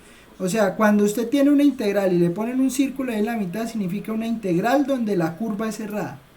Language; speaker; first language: Spanish; native; Spanish